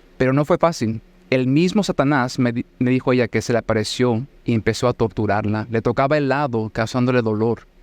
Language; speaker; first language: Spanish; early bilingual, heritage; Spanish